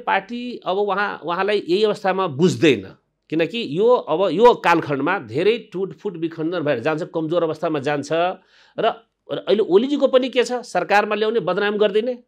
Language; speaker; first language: Nepali; non-native, local second language; Maithili